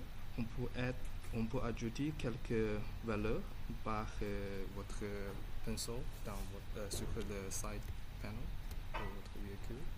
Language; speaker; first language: French; non-native, learner; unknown